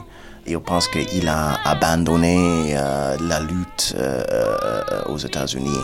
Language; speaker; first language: French; non-native, fluent; English